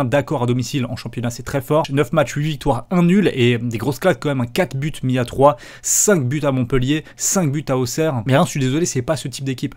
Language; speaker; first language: French; native; French